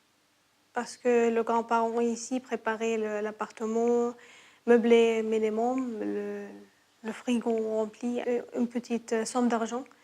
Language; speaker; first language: French; non-native, learner; Arabic